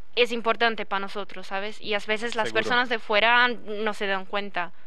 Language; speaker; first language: Spanish; non-native, learner; Portuguese